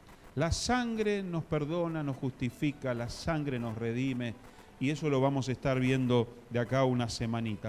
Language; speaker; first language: Spanish; native; Spanish